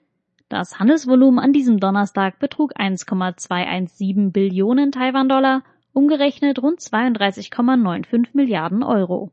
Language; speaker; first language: German; native; German